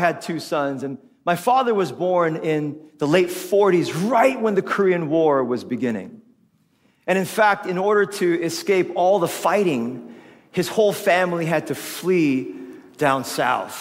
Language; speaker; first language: English; non-native, local second language; Filipino